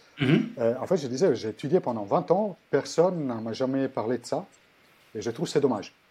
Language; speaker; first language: French; non-native, fluent; Italian